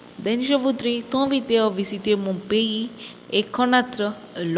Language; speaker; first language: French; non-native, fluent; Tamil